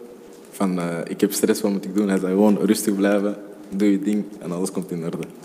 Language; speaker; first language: Dutch; early bilingual, other home language; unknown